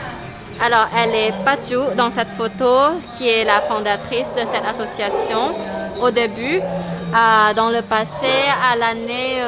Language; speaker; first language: French; non-native, learner; Thai